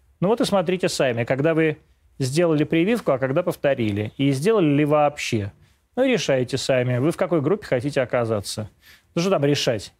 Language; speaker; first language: Russian; native; Russian